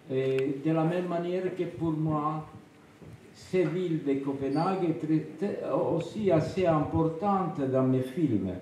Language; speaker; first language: French; non-native, fluent; Spanish